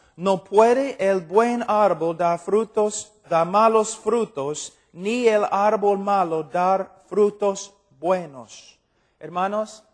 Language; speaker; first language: Spanish; non-native, fluent; English